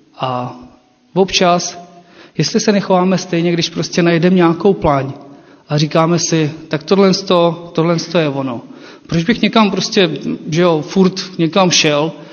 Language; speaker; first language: Czech; non-native, fluent; Ukrainian